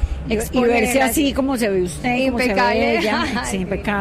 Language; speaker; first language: Spanish; native; Spanish